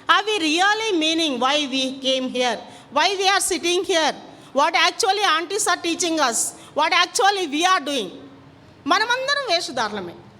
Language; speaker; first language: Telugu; non-native, local second language; Kannada